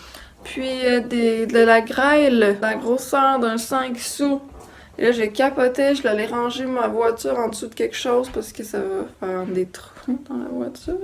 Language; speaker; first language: French; native; French